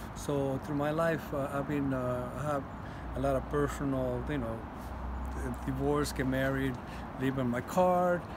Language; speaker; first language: English; non-native, fluent; Spanish